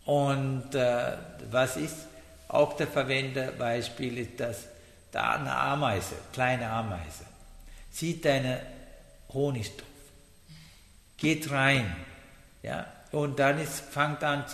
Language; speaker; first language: German; non-native, learner; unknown